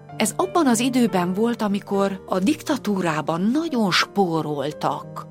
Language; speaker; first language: Hungarian; native; Hungarian